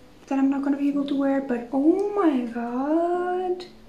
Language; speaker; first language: English; non-native, fluent; Portuguese